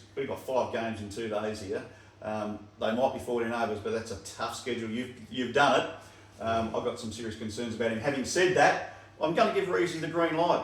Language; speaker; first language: English; native; English